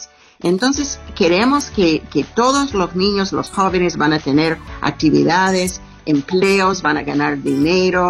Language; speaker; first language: Spanish; non-native, fluent; English